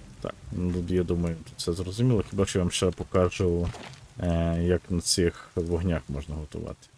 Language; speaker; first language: Ukrainian; native; Ukrainian